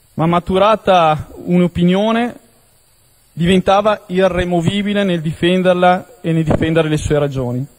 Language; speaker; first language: Italian; native; Italian